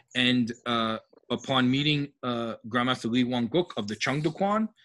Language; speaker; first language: English; native; English